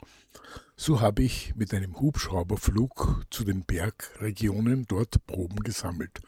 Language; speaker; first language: German; native; German